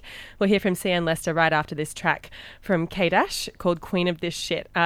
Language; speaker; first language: English; native; English